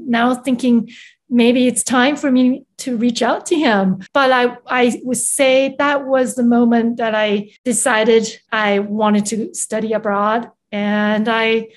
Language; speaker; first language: English; non-native, fluent; Chinese